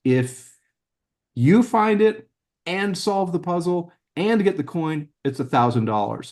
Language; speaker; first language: English; native; English